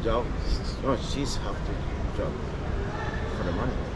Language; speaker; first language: English; non-native, learner; Spanish